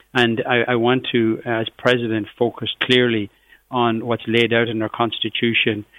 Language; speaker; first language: English; native; English